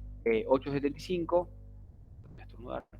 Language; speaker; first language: Spanish; native; Spanish